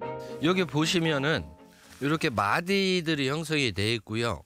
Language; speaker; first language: Korean; native; Korean